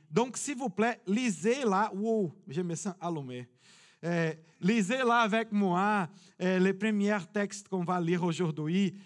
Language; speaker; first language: French; non-native, fluent; Portuguese